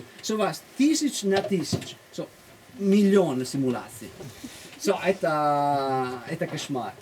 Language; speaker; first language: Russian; non-native, fluent; Italian